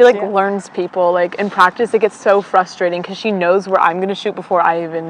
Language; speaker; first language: English; native; English